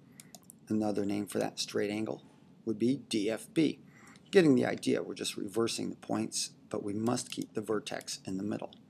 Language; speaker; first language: English; native; English